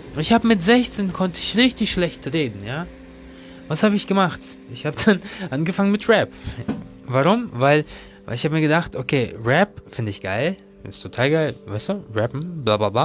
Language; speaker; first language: German; non-native, learner; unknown